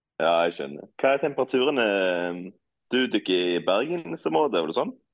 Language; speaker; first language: Norwegian; native; Norwegian